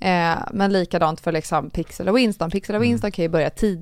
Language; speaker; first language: Swedish; native; Swedish